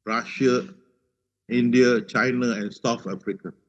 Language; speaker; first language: English; non-native, local second language; Malay